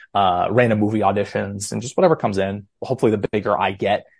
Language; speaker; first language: English; native; English